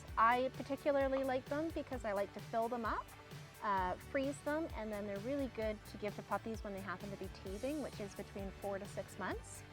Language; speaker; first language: English; native; English